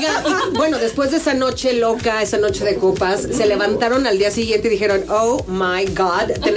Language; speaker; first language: Spanish; native; Spanish